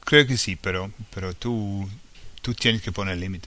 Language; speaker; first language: Spanish; non-native, fluent; English